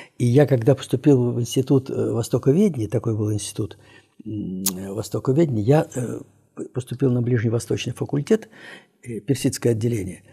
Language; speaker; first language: Russian; native; Russian